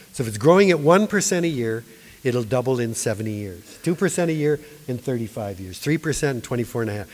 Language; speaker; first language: English; native; English